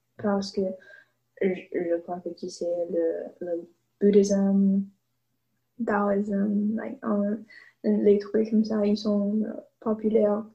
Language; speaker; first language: French; non-native, learner; English